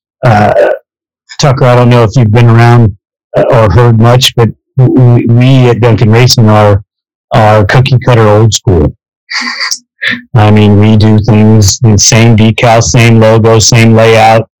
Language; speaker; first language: English; native; English